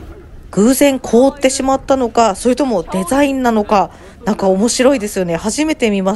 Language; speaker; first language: Japanese; native; Japanese